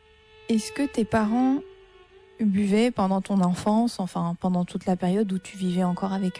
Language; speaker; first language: French; early bilingual, other home language; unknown